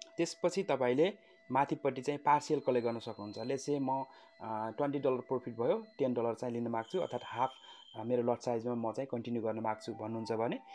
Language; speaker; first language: Nepali; native; Nepali